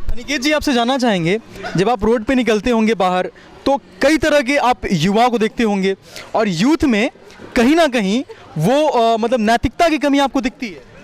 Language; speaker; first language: Hindi; native; Hindi